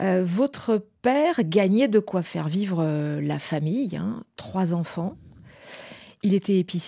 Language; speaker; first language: French; native; French